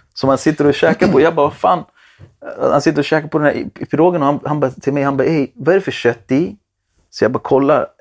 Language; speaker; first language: Swedish; early bilingual, other home language; Spanish